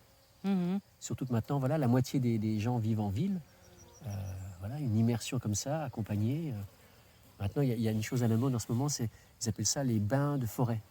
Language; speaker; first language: French; native; French